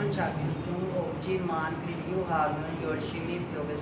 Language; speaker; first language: Korean; non-native, learner; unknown